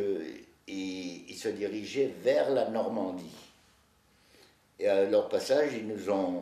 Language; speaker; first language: French; native; French